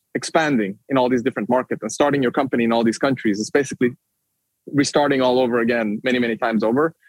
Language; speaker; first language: English; non-native, fluent; Swedish